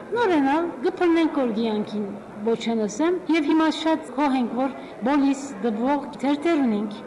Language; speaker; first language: Armenian; non-native, local second language; Turkish